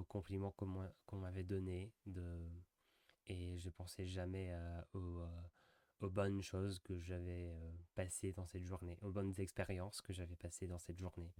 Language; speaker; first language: French; non-native, fluent; English